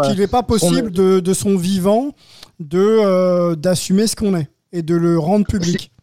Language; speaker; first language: French; native; French